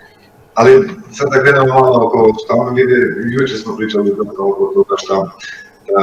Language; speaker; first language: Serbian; non-native, local second language; Albanian